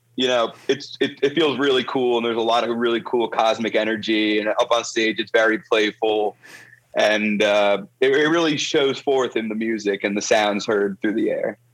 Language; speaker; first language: English; native; English